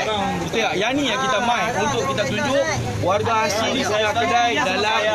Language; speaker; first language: Malay; native; Malay